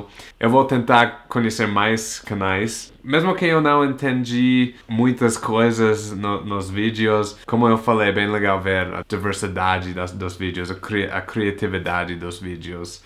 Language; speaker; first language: Portuguese; non-native, learner; English